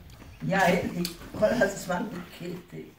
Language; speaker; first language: Hebrew; early bilingual, other home language; Hungarian